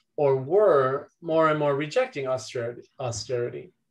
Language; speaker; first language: English; native; English